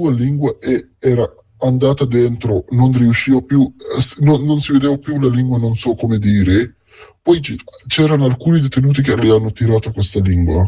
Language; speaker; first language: Italian; non-native, fluent; Arabic